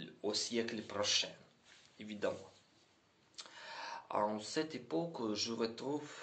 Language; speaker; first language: French; non-native, learner; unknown